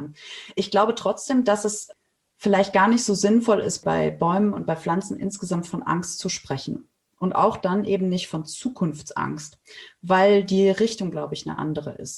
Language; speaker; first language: German; native; German